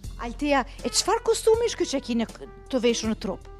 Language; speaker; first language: Albanian; native; Albanian